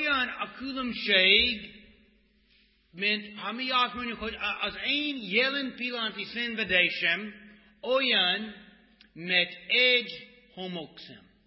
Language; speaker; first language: Hungarian; non-native, fluent; English